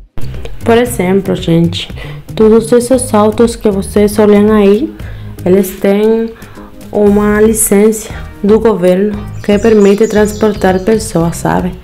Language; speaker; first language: Portuguese; non-native, learner; Spanish